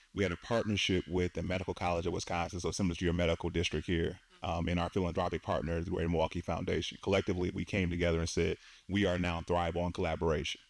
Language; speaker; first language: English; native; English